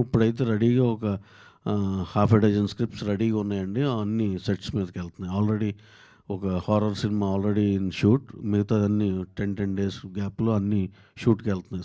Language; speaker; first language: Telugu; native; Telugu